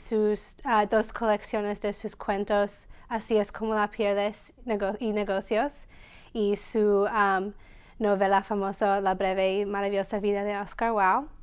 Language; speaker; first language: Spanish; non-native, learner; English